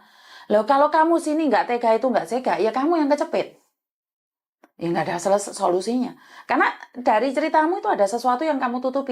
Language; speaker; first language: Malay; non-native, local second language; Javanese